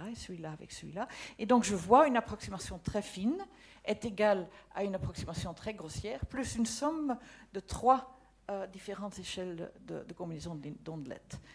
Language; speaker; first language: French; non-native, local second language; Dutch